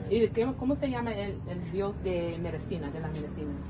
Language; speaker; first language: Spanish; non-native, learner; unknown